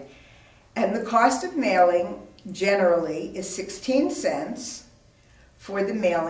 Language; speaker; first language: English; native; English